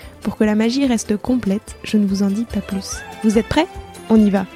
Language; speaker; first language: French; native; French